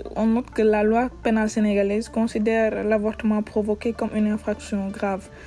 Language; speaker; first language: French; non-native, local second language; Wolof